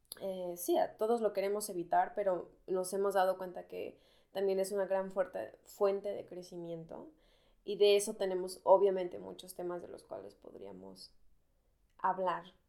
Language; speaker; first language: Spanish; native; Spanish